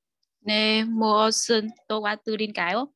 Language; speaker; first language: Korean; non-native, learner; Vietnamese